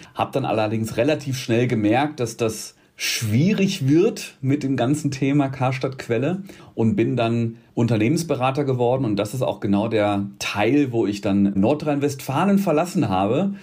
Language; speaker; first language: German; native; German